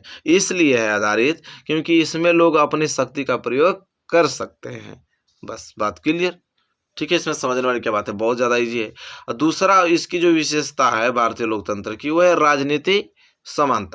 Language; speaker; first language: Hindi; native; Hindi